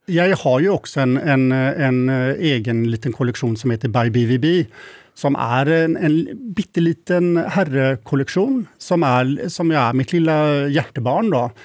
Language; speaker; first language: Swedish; native; Swedish